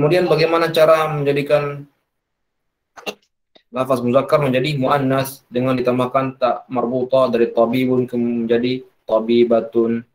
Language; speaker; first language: Indonesian; native; Indonesian